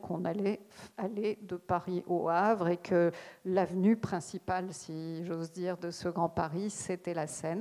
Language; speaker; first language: French; native; French